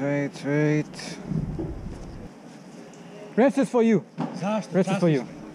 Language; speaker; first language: English; non-native, fluent; German